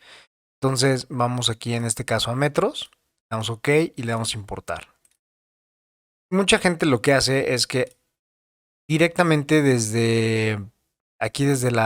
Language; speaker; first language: Spanish; native; Spanish